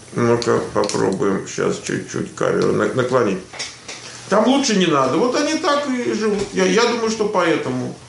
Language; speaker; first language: Russian; native; Russian